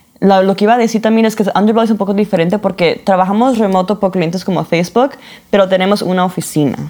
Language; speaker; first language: Spanish; early bilingual, heritage; Spanish